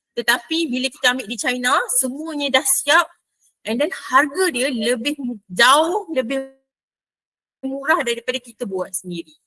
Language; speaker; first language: Malay; native; Malay